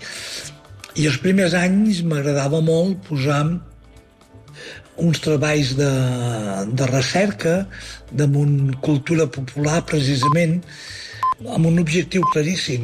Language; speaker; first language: Catalan; native; Catalan